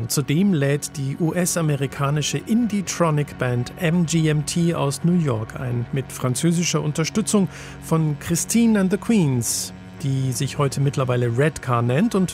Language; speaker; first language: German; native; German